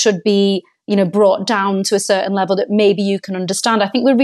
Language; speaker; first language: English; native; English